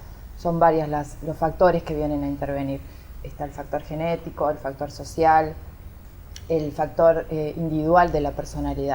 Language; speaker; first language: Spanish; native; Spanish